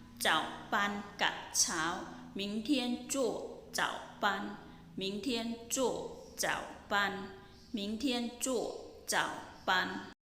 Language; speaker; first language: Chinese; non-native, fluent; Thai